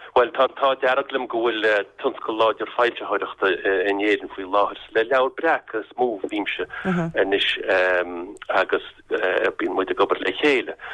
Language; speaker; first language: Irish; native; Irish